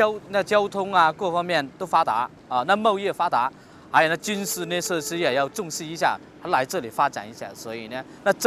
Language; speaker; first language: Chinese; native; Chinese